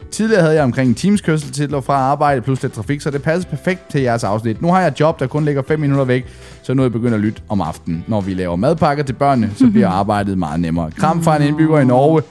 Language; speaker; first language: Danish; native; Danish